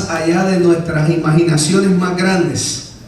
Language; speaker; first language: Spanish; native; Spanish